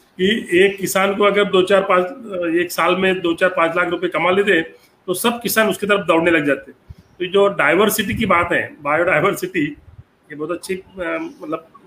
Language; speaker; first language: Hindi; non-native, local second language; Marathi